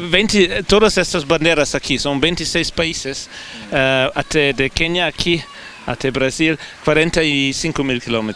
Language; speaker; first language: Portuguese; non-native, fluent; German